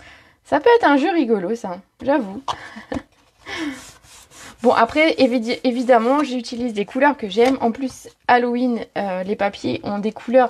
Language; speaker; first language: French; native; French